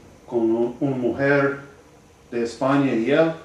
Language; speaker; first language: Spanish; non-native, learner; English